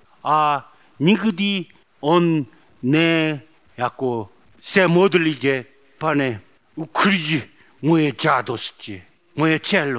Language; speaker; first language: Czech; non-native, learner; Korean